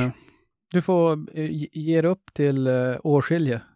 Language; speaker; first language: Swedish; native; Swedish